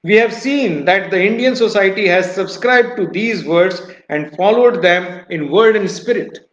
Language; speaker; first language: English; non-native, local second language; Hindi